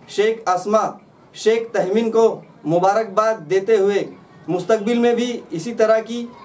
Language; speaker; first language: Urdu; native; Urdu